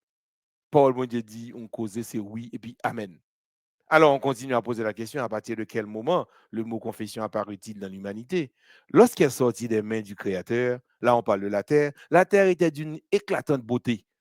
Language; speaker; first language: French; non-native, local second language; Haitian Creole